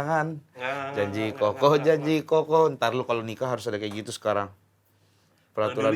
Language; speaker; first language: Indonesian; native; Indonesian